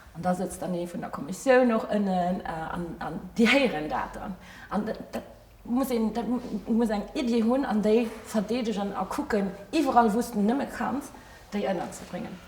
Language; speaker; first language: Luxembourgish; early bilingual, other home language; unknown